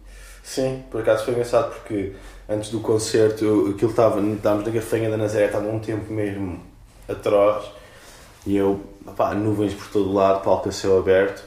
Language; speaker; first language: Portuguese; native; Portuguese